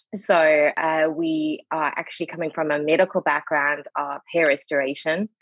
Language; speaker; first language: English; native; English